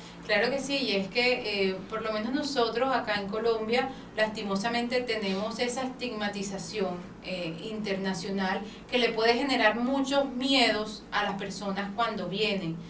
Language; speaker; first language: Spanish; native; Spanish